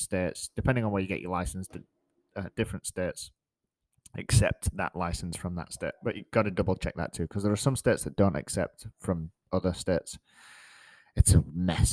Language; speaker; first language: English; native; English